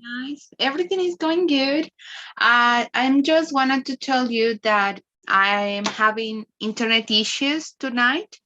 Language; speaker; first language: English; non-native, fluent; Spanish